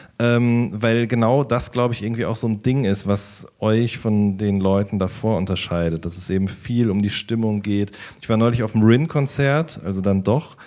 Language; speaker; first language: German; native; German